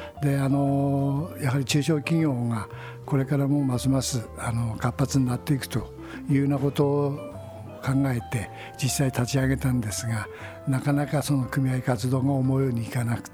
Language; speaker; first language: Japanese; native; Japanese